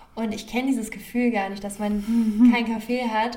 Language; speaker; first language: German; native; German